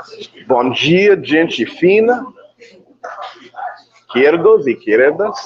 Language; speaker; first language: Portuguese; non-native, learner; English